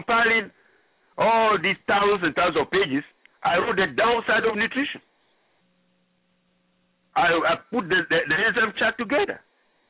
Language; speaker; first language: English; non-native, local second language; French